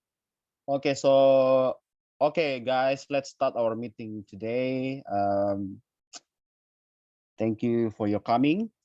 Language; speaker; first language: English; non-native, fluent; Indonesian